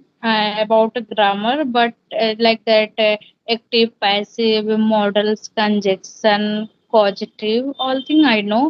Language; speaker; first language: English; non-native, learner; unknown